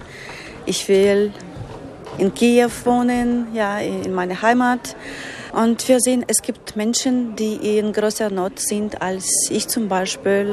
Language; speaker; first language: German; non-native, fluent; Ukrainian